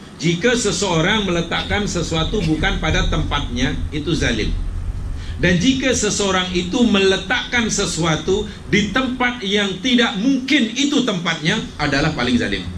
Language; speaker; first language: Malay; native; Malay